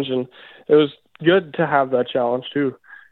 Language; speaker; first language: English; native; English